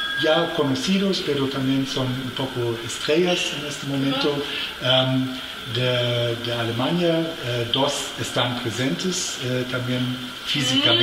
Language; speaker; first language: Spanish; non-native, fluent; German